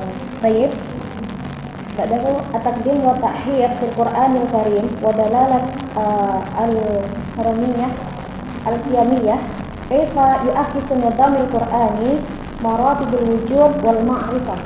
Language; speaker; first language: Arabic; non-native, learner; Indonesian